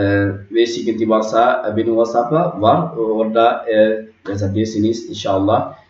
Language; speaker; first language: Turkish; non-native, learner; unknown